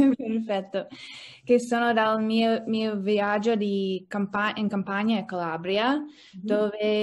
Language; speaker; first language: Italian; non-native, learner; English